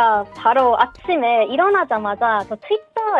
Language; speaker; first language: Korean; non-native, learner; Swedish